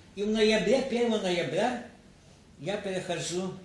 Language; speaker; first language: Russian; non-native, local second language; Ukrainian